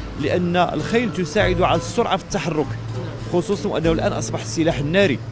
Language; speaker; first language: Arabic; native; Arabic